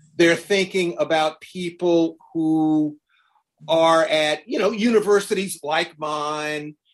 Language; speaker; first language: English; native; English